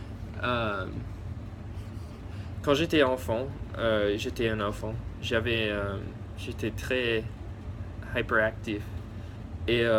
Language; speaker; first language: French; early bilingual, heritage; English